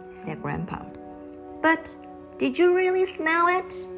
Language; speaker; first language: English; non-native, fluent; Chinese